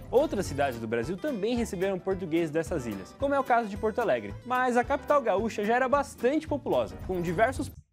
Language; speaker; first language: Portuguese; native; Portuguese